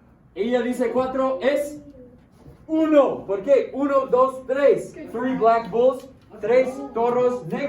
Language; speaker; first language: Spanish; non-native, fluent; English